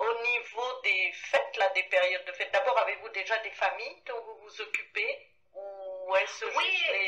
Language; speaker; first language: French; native; French